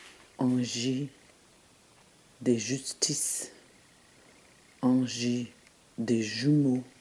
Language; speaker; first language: French; non-native, fluent; Portuguese